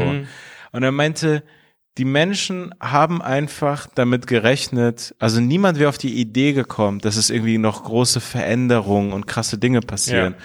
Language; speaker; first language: German; early bilingual, other home language; Persian